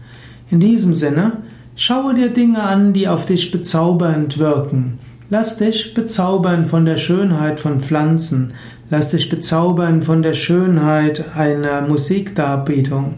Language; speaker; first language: German; native; German